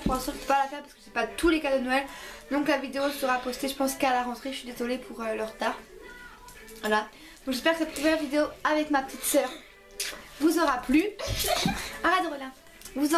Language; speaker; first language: French; early bilingual, other home language; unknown